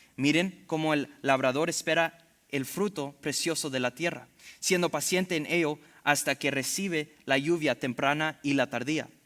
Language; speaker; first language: Spanish; early bilingual, heritage; Spanish